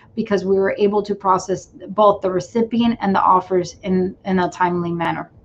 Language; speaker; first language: English; non-native, fluent; Spanish